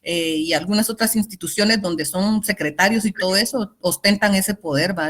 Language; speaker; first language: Spanish; native; Spanish